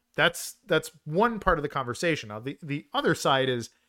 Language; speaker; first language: English; native; English